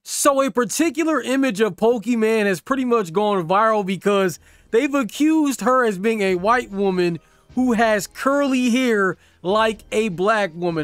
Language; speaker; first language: English; native; English